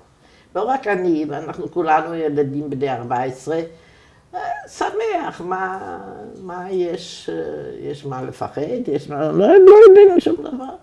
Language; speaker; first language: Hebrew; non-native, fluent; German